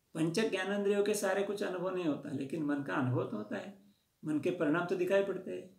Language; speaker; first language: Hindi; non-native, local second language; Marathi